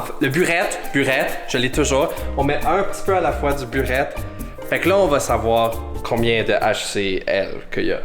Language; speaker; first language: French; native; French